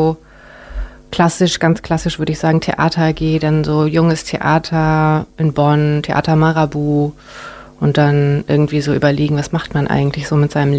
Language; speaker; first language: German; native; German